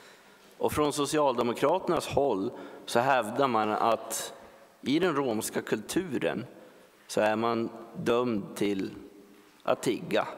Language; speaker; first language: Swedish; native; Swedish